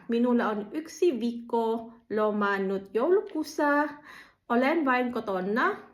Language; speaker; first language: Finnish; non-native, learner; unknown